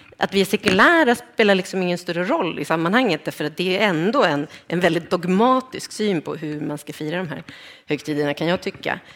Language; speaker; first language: Swedish; native; Swedish